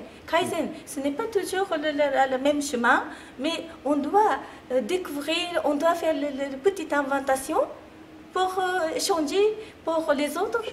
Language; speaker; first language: French; non-native, fluent; Japanese